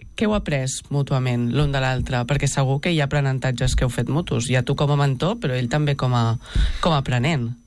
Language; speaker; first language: Catalan; native; Catalan